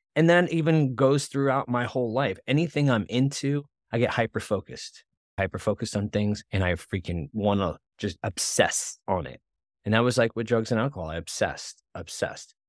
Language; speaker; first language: English; native; English